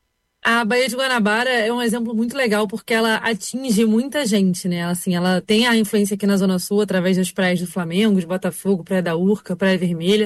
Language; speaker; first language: Portuguese; native; Portuguese